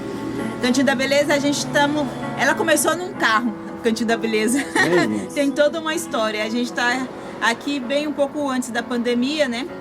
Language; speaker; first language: Portuguese; native; Portuguese